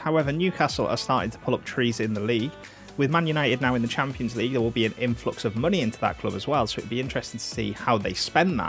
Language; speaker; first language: English; native; English